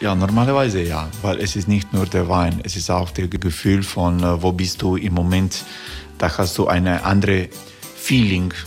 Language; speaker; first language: German; non-native, learner; Croatian